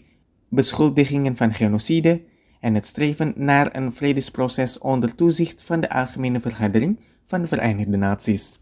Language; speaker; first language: Dutch; non-native, fluent; Indonesian